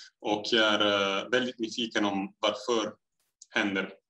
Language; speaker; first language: Swedish; non-native, fluent; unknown